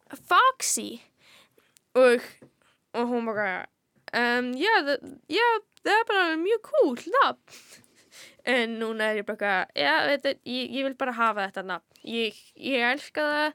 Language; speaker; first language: Icelandic; early bilingual, heritage; Icelandic